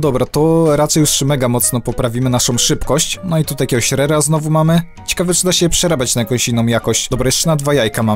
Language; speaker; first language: Polish; native; Polish